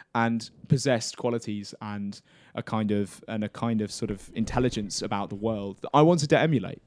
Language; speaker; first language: English; native; English